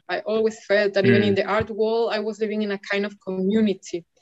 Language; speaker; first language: English; non-native, fluent; Spanish